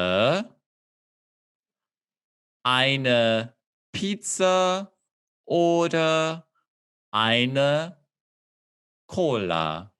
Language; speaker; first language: German; non-native, fluent; English